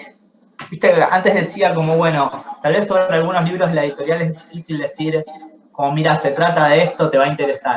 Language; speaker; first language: Spanish; native; Spanish